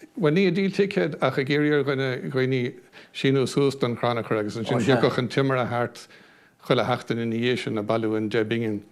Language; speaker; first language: Irish; non-native, local second language; English